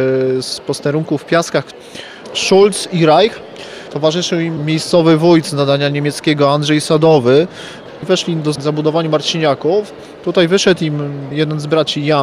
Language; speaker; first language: Polish; native; Polish